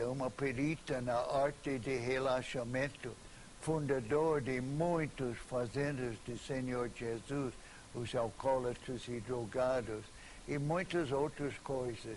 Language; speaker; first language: Portuguese; non-native, fluent; English